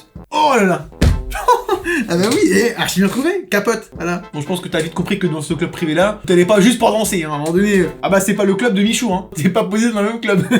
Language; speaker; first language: French; native; French